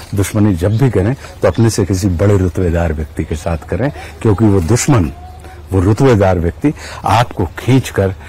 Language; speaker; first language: Hindi; native; Hindi